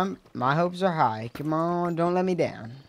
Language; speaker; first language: English; native; English